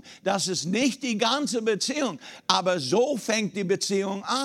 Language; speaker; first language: German; non-native, fluent; English